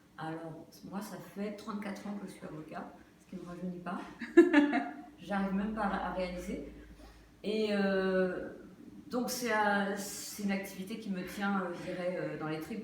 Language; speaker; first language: French; native; French